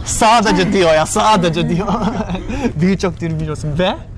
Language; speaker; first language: Turkish; non-native, learner; Japanese